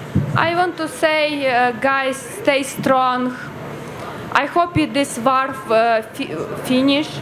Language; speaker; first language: English; non-native, learner; Ukrainian